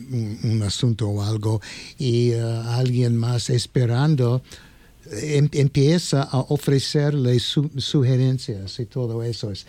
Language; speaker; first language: Spanish; non-native, fluent; English